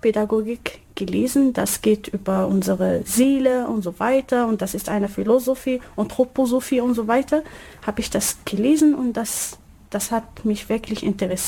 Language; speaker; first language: German; non-native, learner; Arabic